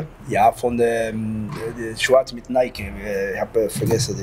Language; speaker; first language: German; non-native, learner; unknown